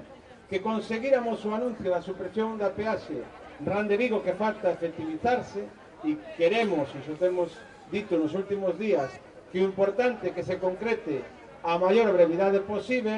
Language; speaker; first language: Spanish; non-native, local second language; Galician